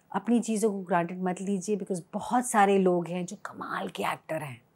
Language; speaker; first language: Hindi; native; Hindi